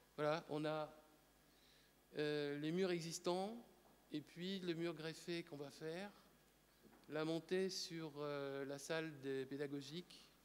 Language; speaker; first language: French; native; French